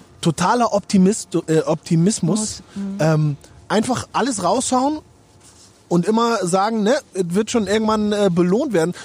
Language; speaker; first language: German; native; German